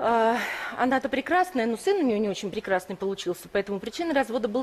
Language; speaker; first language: Russian; native; Russian